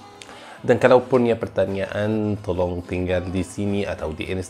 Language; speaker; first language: Indonesian; non-native, learner; Arabic